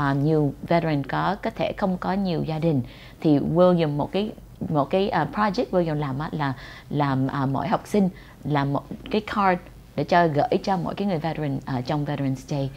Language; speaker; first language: Vietnamese; early bilingual, heritage; Vietnamese